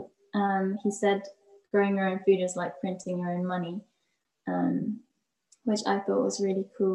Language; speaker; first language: English; native; English